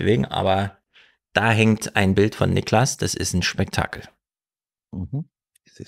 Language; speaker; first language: German; native; German